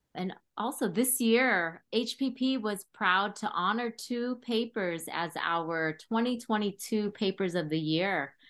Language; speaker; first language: English; early bilingual, other home language; Khmer